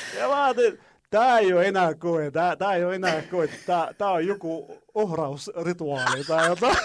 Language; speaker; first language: Finnish; non-native, fluent; Arabic